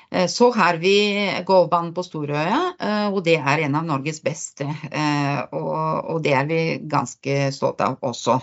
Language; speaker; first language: Norwegian; non-native, fluent; Bulgarian